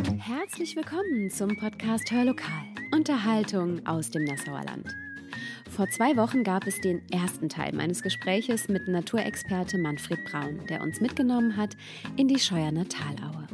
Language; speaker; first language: German; native; German